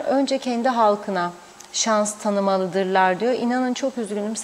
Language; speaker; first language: Turkish; native; Turkish